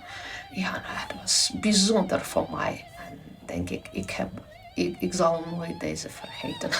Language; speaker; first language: Dutch; non-native, learner; Ukrainian